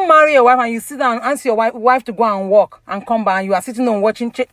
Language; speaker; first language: English; non-native, local second language; Yoruba